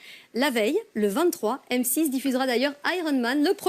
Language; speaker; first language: French; native; French